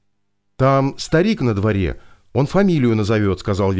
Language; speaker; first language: Russian; native; Russian